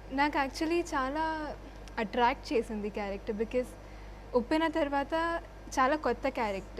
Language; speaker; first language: Telugu; non-native, fluent; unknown